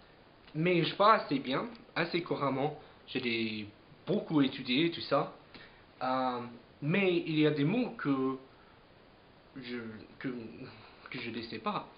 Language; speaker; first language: French; non-native, fluent; English